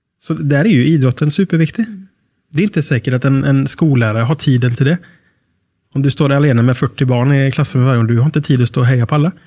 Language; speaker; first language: Swedish; native; Swedish